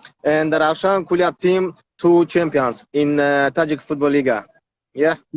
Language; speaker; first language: English; non-native, learner; Tajik